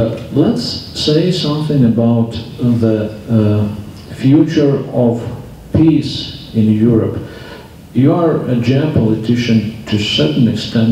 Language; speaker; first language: English; non-native, fluent; Slovak